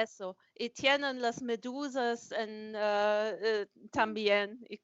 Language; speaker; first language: Spanish; non-native, learner; German